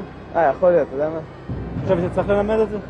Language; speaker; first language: Hebrew; native; Hebrew